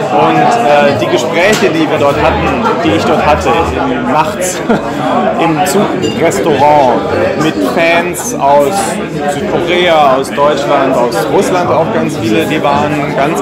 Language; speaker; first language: German; native; German